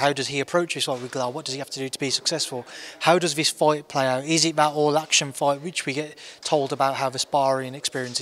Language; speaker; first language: English; native; English